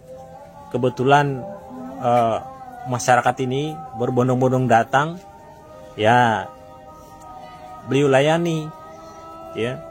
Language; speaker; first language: Indonesian; native; Indonesian